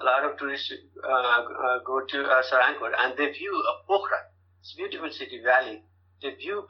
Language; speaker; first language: English; non-native, fluent; Nepali